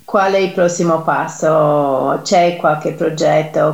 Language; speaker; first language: Italian; native; Italian